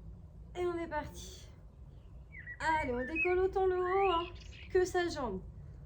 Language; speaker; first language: French; native; French